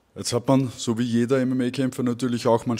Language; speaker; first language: German; native; German